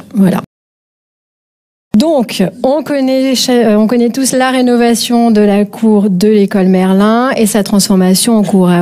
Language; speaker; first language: French; native; French